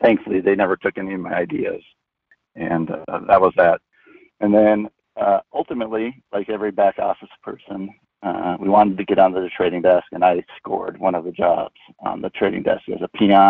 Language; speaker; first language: English; native; English